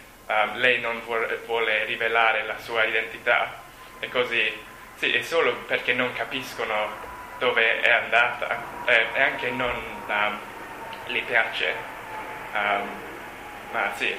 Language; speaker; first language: Italian; non-native, learner; English